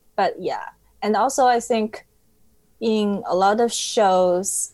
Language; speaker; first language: English; non-native, fluent; Chinese